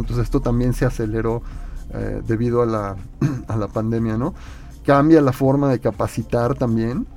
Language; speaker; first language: Spanish; native; Spanish